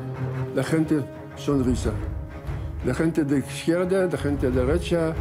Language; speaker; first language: Spanish; non-native, learner; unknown